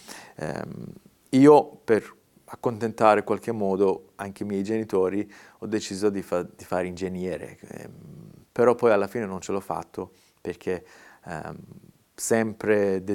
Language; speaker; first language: Italian; non-native, fluent; Persian